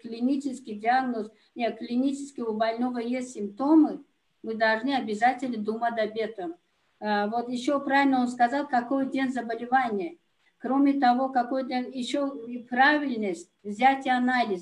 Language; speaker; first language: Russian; non-native, local second language; Tajik